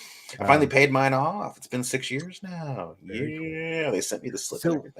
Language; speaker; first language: English; native; English